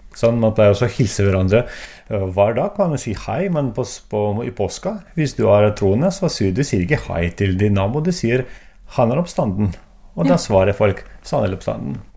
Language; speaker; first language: Norwegian; non-native, fluent; Russian